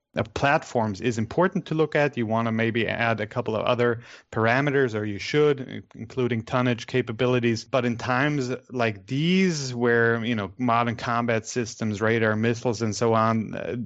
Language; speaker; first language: English; non-native, fluent; German